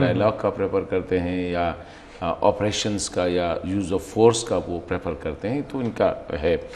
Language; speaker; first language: Urdu; non-native, local second language; Pashto